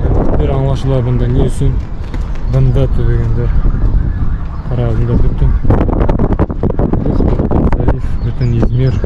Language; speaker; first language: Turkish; non-native, learner; Bashkir